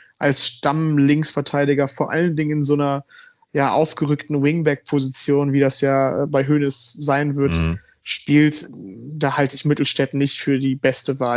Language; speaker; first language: German; native; German